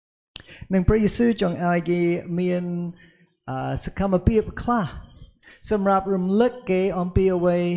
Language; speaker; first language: Khmer; non-native, fluent; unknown